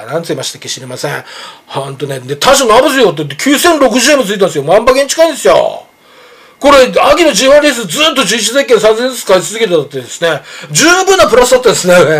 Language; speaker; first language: Japanese; native; Japanese